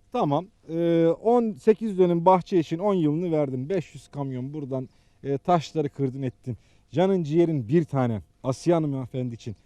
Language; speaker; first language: Turkish; native; Turkish